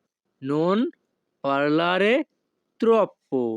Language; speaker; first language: Italian; non-native, fluent; Bangla